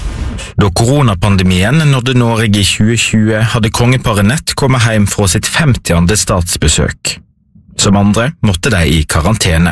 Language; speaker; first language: Norwegian; native; Norwegian